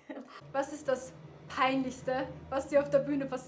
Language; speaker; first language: German; native; German